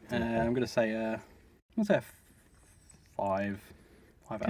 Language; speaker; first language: English; native; English